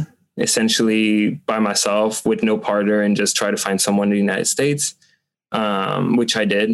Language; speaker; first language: English; non-native, fluent; French